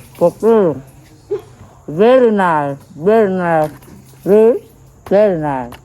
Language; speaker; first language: English; non-native, learner; Turkish